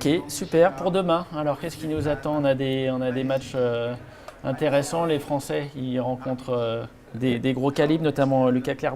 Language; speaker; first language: French; native; French